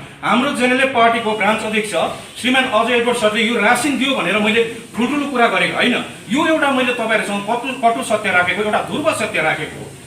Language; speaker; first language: Nepali; native; Nepali